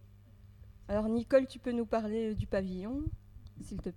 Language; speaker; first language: French; native; French